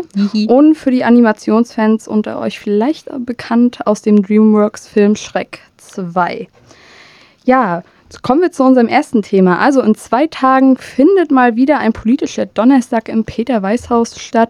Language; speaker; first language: German; native; German